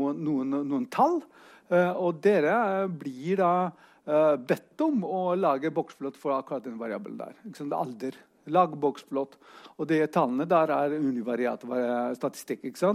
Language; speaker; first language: Norwegian; non-native, fluent; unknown